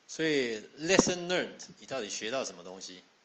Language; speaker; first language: Chinese; native; Chinese